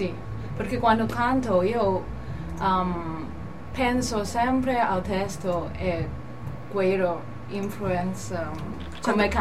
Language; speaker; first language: Italian; non-native, learner; Cantonese